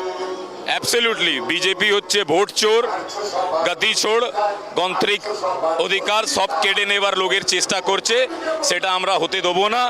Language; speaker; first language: Bangla; non-native, local second language; Punjabi